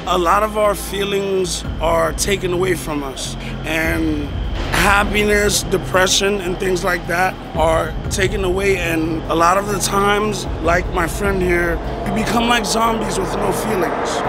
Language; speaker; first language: English; native; English